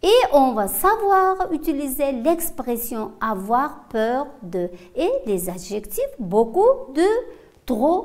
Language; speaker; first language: French; non-native, fluent; Uzbek